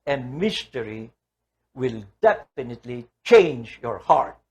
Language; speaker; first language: English; non-native, local second language; Filipino